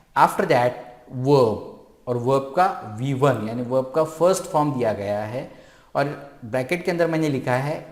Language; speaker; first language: Hindi; non-native, local second language; Marathi